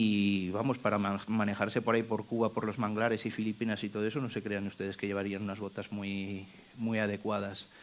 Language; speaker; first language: Spanish; native; Spanish